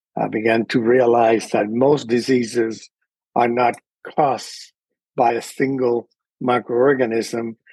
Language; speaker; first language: English; early bilingual, other home language; Spanish